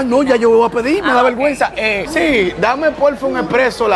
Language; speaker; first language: Spanish; native; Spanish